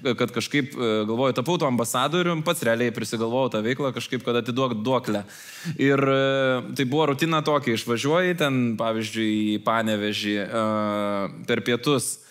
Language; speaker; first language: Lithuanian; native; Lithuanian